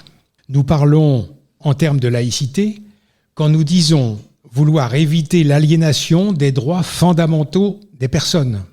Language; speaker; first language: French; native; French